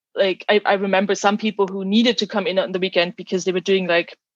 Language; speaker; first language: English; non-native, fluent; German